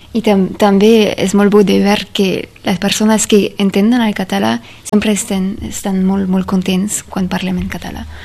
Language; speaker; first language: Catalan; non-native, learner; German